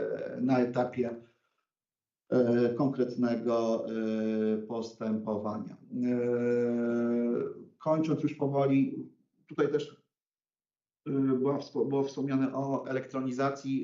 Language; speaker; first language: Polish; native; Polish